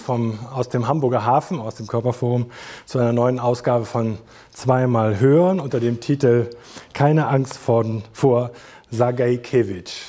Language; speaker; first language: German; native; German